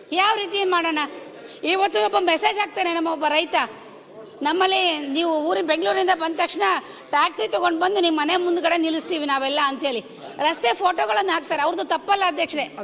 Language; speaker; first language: Kannada; native; Kannada